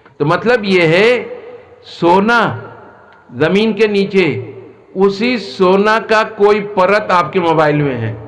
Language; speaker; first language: Urdu; non-native, local second language; Assamese